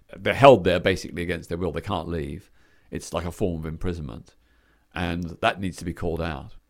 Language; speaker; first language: English; native; English